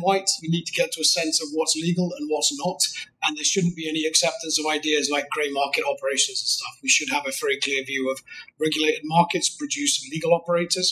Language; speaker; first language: English; native; English